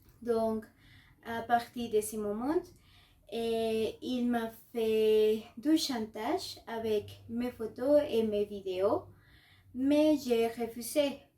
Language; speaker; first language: French; non-native, learner; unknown